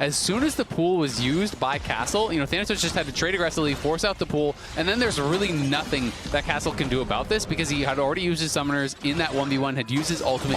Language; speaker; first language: English; native; English